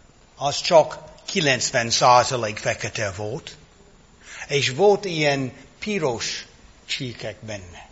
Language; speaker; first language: Hungarian; non-native, fluent; English